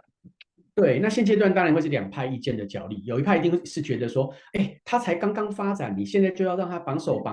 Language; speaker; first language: Chinese; native; Chinese